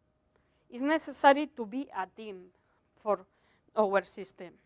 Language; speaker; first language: English; non-native, learner; Spanish